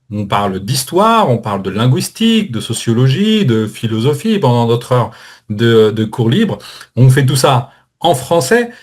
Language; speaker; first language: French; native; French